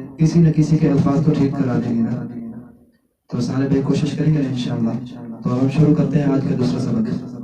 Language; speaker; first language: Urdu; non-native, local second language; Punjabi